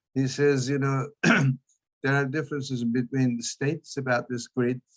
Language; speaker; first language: English; non-native, fluent; Turkish